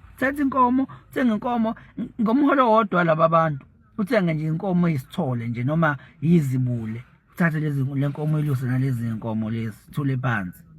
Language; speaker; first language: Zulu; native; Zulu